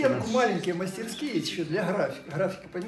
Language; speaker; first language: Russian; native; Russian